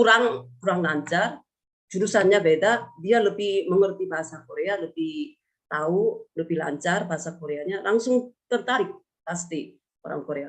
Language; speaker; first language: Indonesian; non-native, fluent; Korean